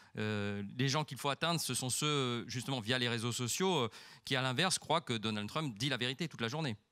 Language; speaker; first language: French; native; French